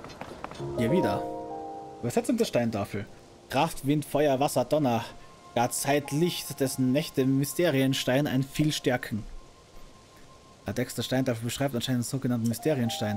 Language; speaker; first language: German; native; German